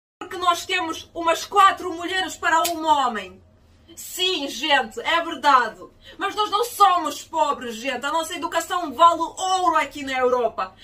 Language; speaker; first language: Portuguese; non-native, fluent; Ukrainian